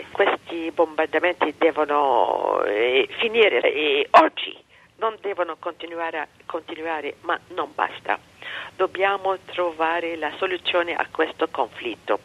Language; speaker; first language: Italian; non-native, fluent; Arabic